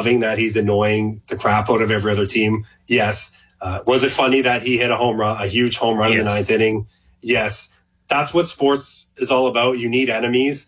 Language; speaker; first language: English; native; English